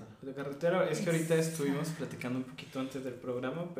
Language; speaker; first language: Spanish; native; Spanish